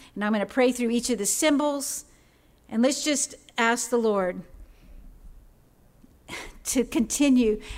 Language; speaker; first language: English; native; English